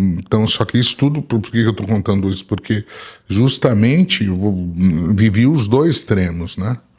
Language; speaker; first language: Portuguese; early bilingual, other home language; Arabic